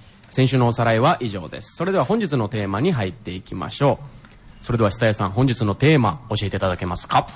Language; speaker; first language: Japanese; native; Japanese